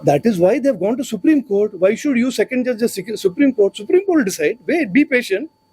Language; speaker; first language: English; non-native, local second language; Malayalam